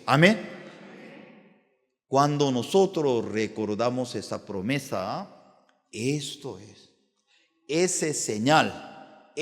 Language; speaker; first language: Spanish; non-native, learner; Korean